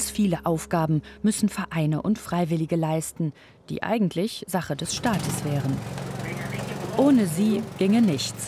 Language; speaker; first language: German; native; German